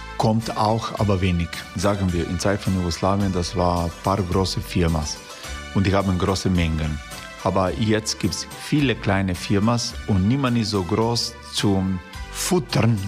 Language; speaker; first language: German; non-native, learner; Croatian